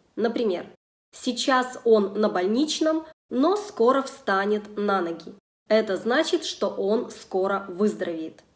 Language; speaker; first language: Russian; native; Russian